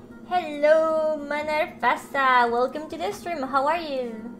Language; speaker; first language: English; non-native, learner; Spanish